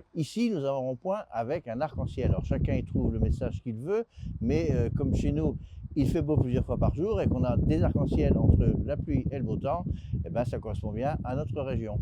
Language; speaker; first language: French; native; French